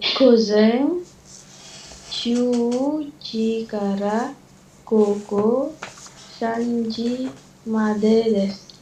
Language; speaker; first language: Japanese; non-native, learner; Indonesian